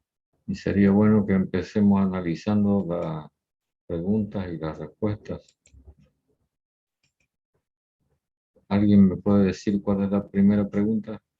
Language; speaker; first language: Spanish; native; Spanish